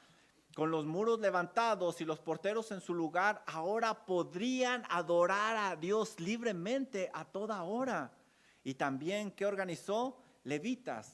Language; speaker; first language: Spanish; native; Spanish